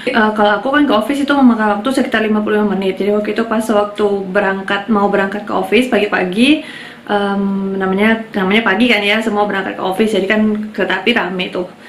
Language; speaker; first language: Indonesian; native; Indonesian